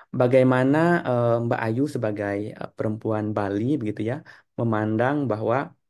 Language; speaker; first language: Indonesian; native; Indonesian